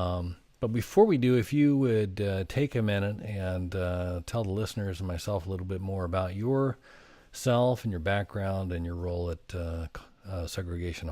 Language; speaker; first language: English; native; English